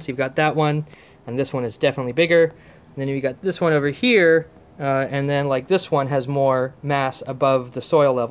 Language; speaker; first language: English; native; English